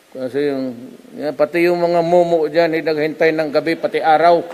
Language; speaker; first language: Filipino; non-native, local second language; Cebuano